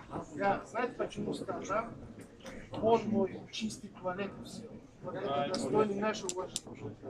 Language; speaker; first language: Russian; non-native, learner; Tajik